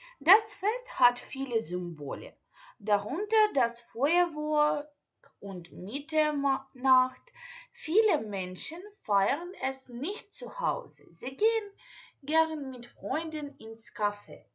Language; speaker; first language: German; non-native, fluent; Ukrainian